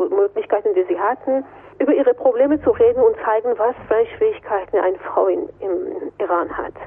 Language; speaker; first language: German; non-native, fluent; Persian